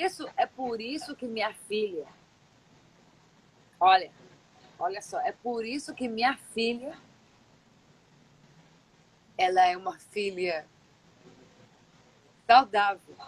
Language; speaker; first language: Portuguese; non-native, fluent; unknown